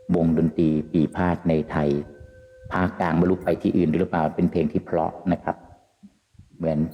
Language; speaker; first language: Thai; native; Thai